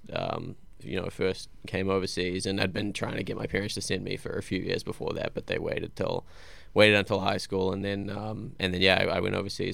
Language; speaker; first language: English; native; English